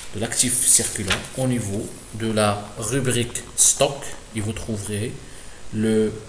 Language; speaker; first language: French; non-native, local second language; Arabic